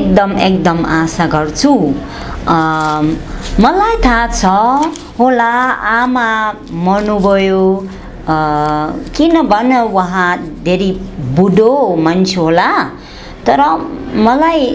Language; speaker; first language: Nepali; non-native, learner; Dutch